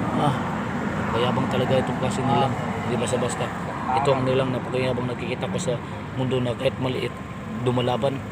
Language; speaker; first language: Filipino; non-native, local second language; Cebuano